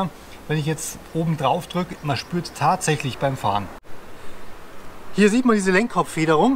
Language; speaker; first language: German; native; German